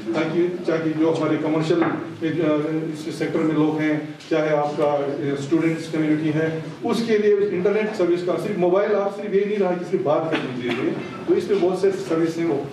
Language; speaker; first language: Hindi; non-native, local second language; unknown